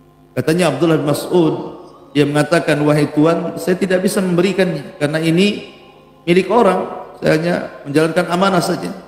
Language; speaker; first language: Indonesian; native; Indonesian